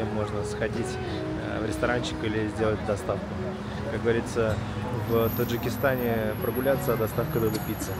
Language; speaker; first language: Russian; native; Russian